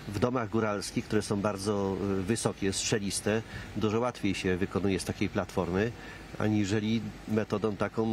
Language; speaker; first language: Polish; native; Polish